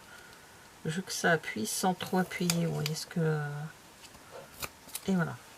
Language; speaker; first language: French; native; French